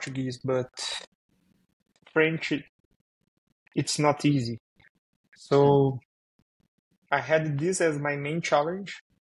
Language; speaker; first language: English; non-native, fluent; Portuguese